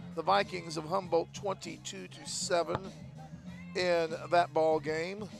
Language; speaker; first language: English; native; English